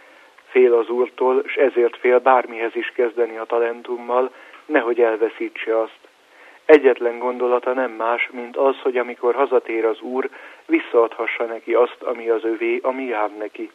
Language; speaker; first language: Hungarian; native; Hungarian